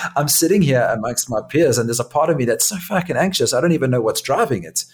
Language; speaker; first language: English; native; English